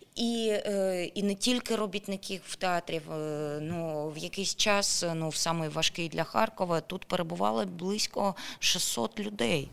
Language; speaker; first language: Ukrainian; non-native, local second language; Russian